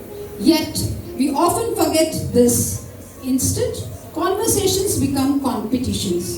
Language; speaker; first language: English; non-native, local second language; Marathi